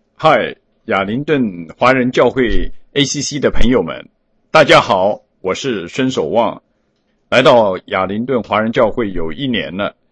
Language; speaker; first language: Chinese; early bilingual, heritage; Chinese